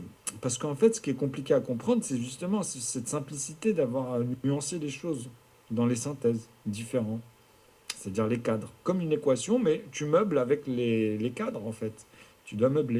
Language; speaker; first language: French; native; French